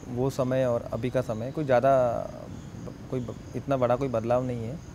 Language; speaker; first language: Hindi; non-native, local second language; Marathi